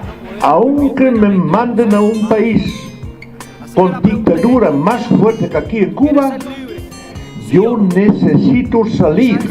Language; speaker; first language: Spanish; non-native, fluent; Dutch